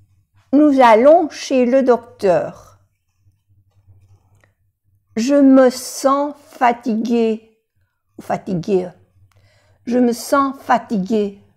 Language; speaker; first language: French; non-native, fluent; Spanish